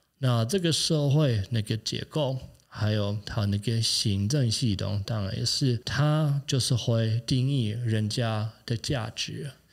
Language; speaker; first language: Chinese; non-native, fluent; German